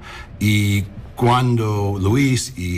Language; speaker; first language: Spanish; non-native, learner; English